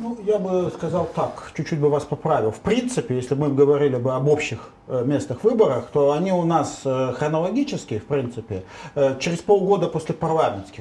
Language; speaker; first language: Russian; native; Russian